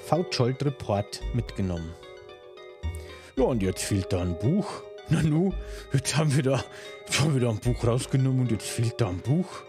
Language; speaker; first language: German; native; German